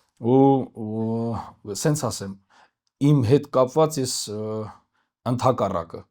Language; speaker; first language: Armenian; native; Armenian